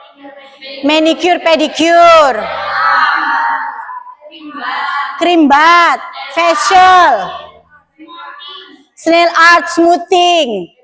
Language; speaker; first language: English; non-native, learner; Indonesian